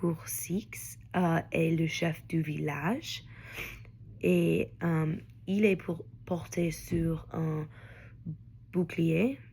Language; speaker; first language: French; non-native, learner; English